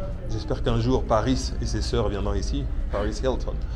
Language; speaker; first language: French; non-native, local second language; Lingala